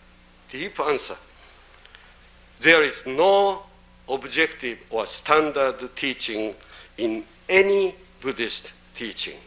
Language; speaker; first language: English; non-native, fluent; Japanese